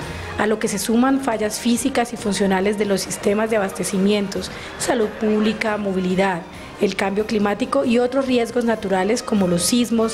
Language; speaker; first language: Spanish; native; Spanish